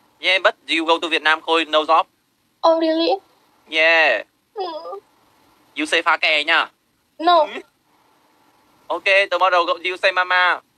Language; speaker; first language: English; non-native, learner; Vietnamese